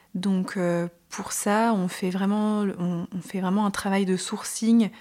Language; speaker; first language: French; native; French